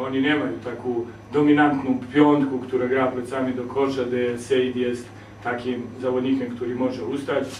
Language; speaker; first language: Polish; non-native, learner; Serbian